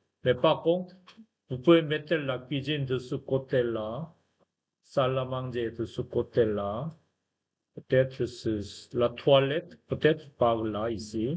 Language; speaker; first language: French; non-native, fluent; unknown